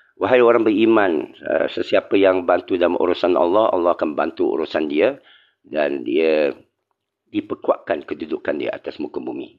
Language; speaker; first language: Malay; non-native, local second language; Chinese